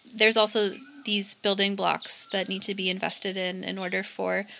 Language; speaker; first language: English; native; English